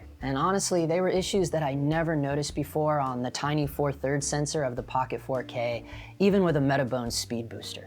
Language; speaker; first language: English; native; English